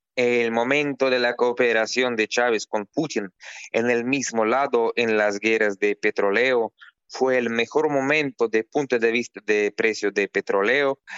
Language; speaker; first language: Spanish; non-native, fluent; Russian